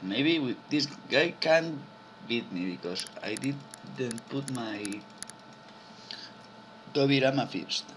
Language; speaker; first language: English; non-native, learner; Spanish